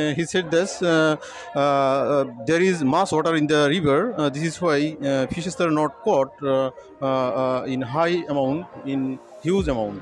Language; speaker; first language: English; non-native, learner; Bangla